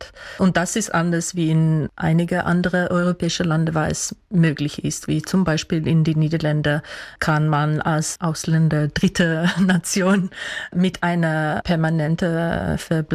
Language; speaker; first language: German; non-native, fluent; Dutch